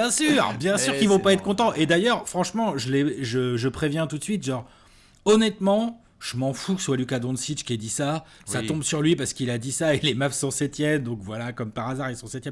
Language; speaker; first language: French; native; French